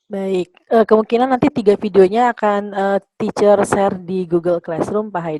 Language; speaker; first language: Indonesian; native; Indonesian